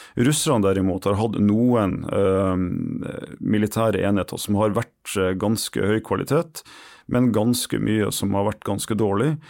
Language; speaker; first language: Norwegian; native; Norwegian